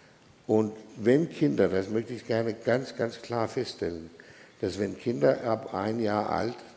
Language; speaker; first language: German; non-native, fluent; Danish